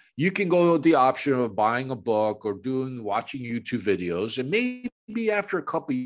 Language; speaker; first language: English; native; English